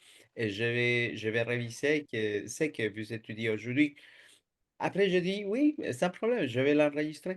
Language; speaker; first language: French; non-native, fluent; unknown